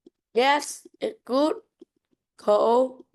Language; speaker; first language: English; non-native, learner; Vietnamese